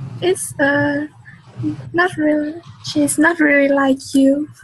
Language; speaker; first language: English; non-native, learner; Vietnamese